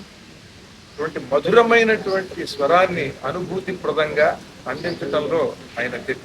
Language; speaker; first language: Telugu; native; Telugu